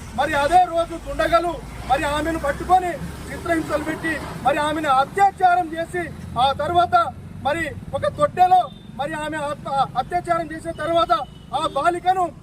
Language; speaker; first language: Telugu; non-native, local second language; Lambadi